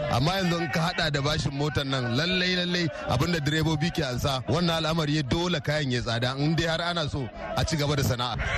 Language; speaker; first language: Hausa; native; Hausa